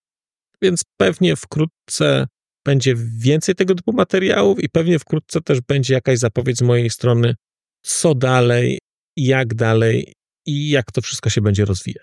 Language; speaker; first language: Polish; native; Polish